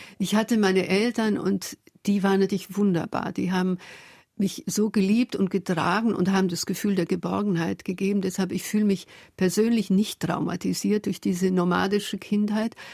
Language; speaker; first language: German; early bilingual, other home language; Hungarian